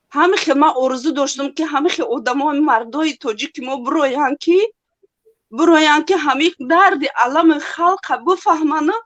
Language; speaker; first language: Tajik; native; Tajik